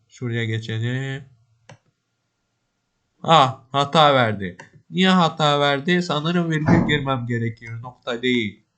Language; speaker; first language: Turkish; native; Turkish